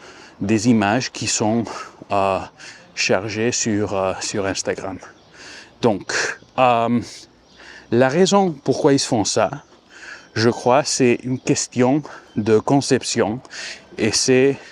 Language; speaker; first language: French; non-native, fluent; Spanish